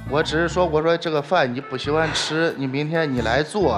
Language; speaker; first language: Chinese; native; Chinese